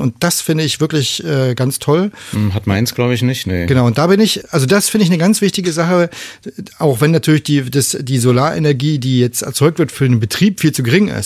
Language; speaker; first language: German; native; German